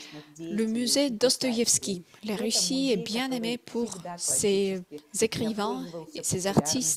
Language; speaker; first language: French; non-native, fluent; Russian